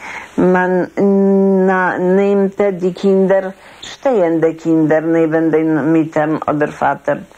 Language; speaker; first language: German; non-native, fluent; Polish